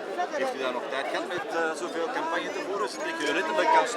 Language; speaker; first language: Dutch; native; Dutch